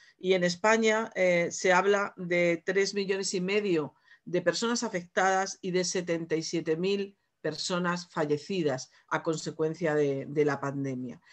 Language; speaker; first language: Spanish; native; Spanish